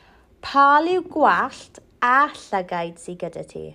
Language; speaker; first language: Welsh; non-native, local second language; English